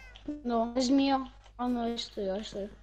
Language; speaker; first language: Spanish; non-native, learner; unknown